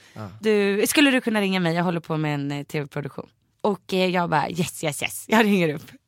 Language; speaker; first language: Swedish; native; Swedish